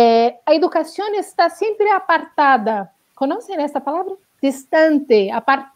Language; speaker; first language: Spanish; non-native, learner; Portuguese